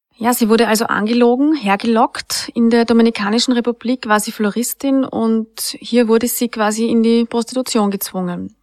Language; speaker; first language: German; native; German